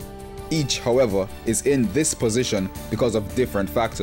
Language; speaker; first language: English; native; English